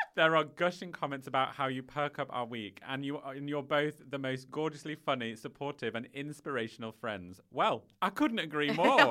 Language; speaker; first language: English; native; English